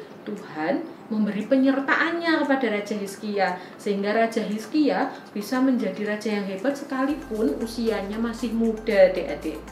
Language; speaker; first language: Indonesian; native; Indonesian